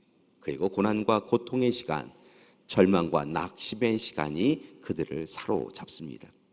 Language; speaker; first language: Korean; native; Korean